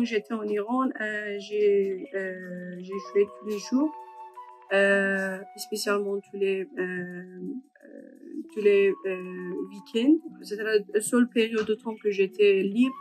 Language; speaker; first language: French; non-native, learner; Persian